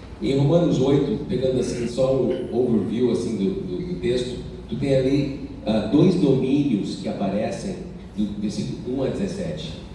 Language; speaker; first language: Portuguese; non-native, fluent; English